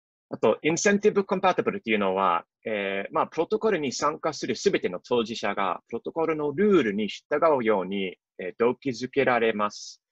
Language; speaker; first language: Japanese; non-native, fluent; English